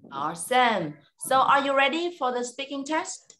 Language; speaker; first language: English; non-native, fluent; Vietnamese